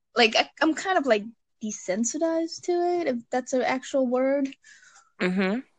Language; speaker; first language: English; early bilingual, other home language; Bangla